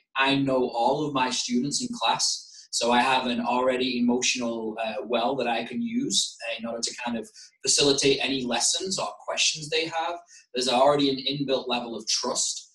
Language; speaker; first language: English; native; English